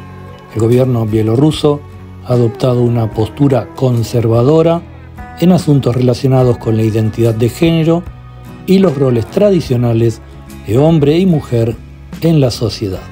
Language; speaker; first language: Spanish; native; Spanish